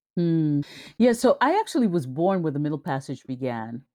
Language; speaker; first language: English; early bilingual, other home language; Spanish